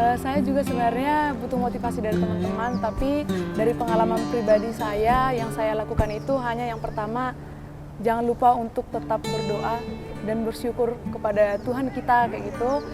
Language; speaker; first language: Indonesian; non-native, local second language; Batak Toba